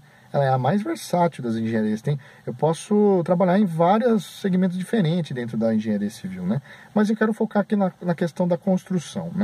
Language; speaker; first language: Portuguese; native; Portuguese